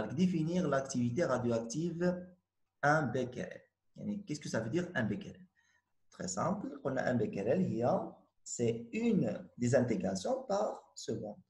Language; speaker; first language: French; non-native, local second language; Arabic